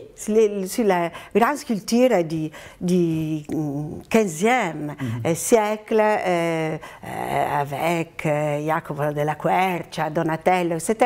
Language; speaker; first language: French; non-native, fluent; Italian